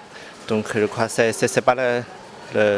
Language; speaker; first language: French; non-native, learner; Chinese